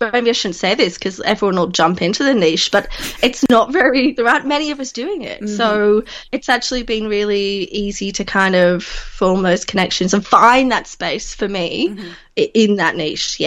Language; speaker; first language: English; native; English